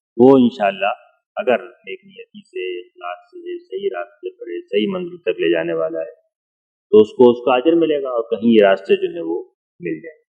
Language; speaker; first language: Urdu; native; Urdu